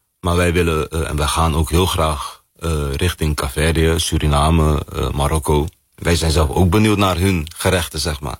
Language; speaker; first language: Dutch; early bilingual, other home language; Papiamento